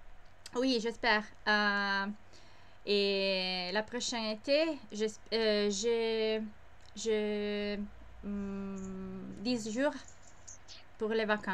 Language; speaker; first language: French; non-native, learner; English